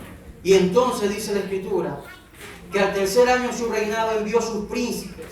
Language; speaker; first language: Spanish; native; Spanish